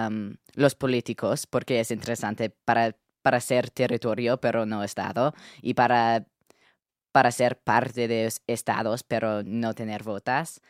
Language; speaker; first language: Spanish; non-native, learner; English